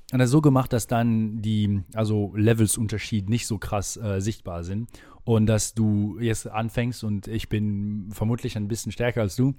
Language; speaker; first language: German; non-native, fluent; French